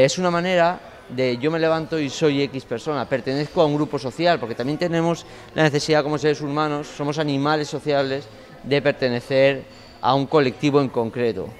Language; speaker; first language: Spanish; native; Spanish